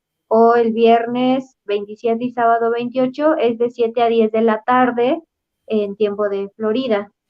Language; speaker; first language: Spanish; native; Spanish